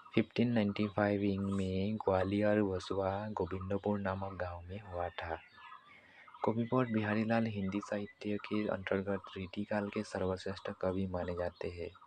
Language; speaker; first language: Hindi; non-native, local second language; Assamese